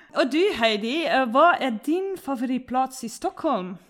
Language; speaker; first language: Swedish; non-native, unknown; Dutch